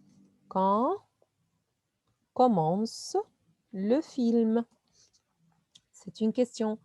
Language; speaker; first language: French; non-native, fluent; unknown